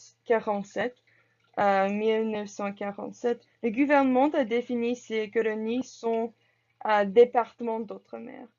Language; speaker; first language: French; non-native, learner; English